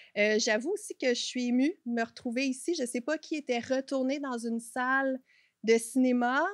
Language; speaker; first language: French; native; French